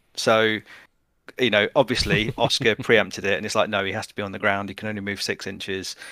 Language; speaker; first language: English; native; English